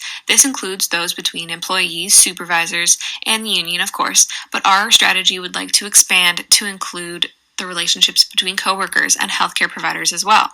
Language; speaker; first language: English; native; English